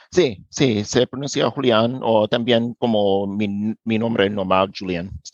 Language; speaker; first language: Spanish; non-native, learner; English